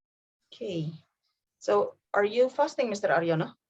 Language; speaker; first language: English; non-native, fluent; Indonesian